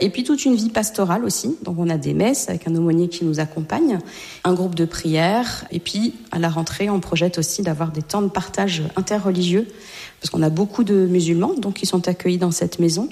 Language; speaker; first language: French; native; French